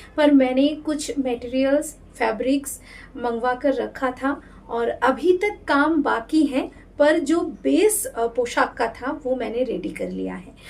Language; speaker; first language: Hindi; non-native, local second language; Bangla